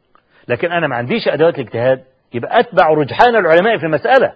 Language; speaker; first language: Arabic; native; Arabic